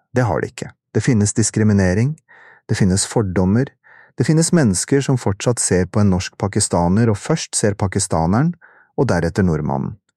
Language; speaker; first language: Norwegian; early bilingual, other home language; Urdu